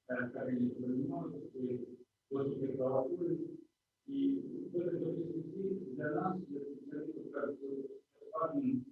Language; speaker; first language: Russian; native; Russian